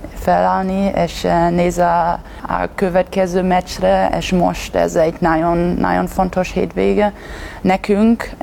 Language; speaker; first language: Hungarian; non-native, learner; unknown